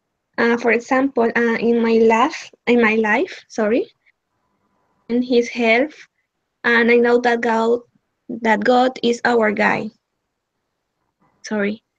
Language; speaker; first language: English; non-native, learner; Spanish